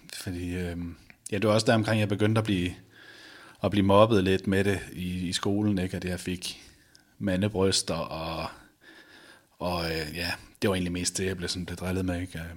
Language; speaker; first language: Danish; native; Danish